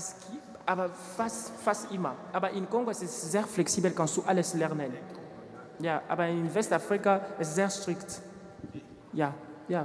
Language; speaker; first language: German; non-native, learner; French